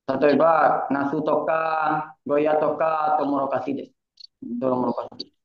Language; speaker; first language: Japanese; non-native, learner; Indonesian